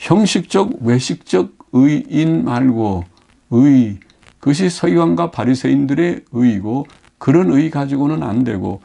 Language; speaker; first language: Korean; native; Korean